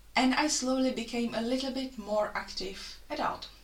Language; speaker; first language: English; non-native, fluent; Czech